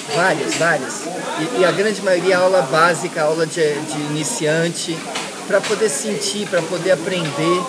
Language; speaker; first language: Portuguese; early bilingual, heritage; Portuguese